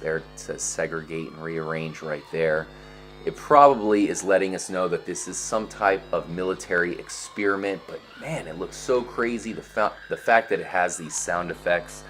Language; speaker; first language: English; native; English